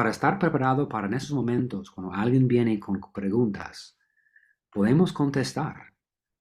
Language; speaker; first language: Spanish; non-native, fluent; English